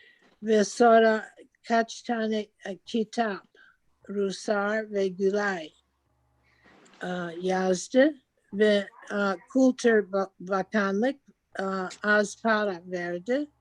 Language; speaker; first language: Turkish; non-native, learner; English